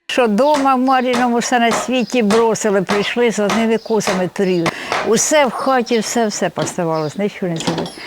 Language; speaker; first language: Ukrainian; native; Ukrainian